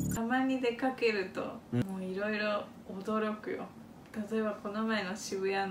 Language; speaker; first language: Japanese; non-native, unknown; Spanish